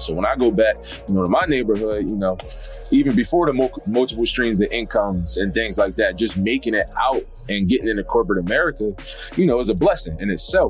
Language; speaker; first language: English; native; English